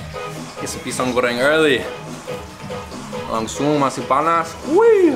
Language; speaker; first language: Indonesian; non-native, learner; English